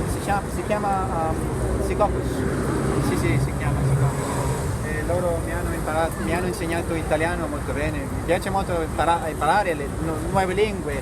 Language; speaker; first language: Italian; non-native, learner; Spanish